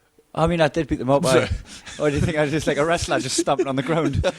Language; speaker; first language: English; native; English